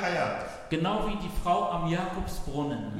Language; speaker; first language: German; non-native, fluent; Arabic